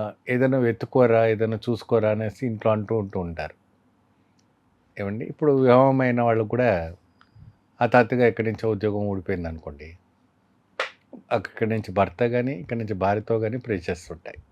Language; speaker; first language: Telugu; non-native, fluent; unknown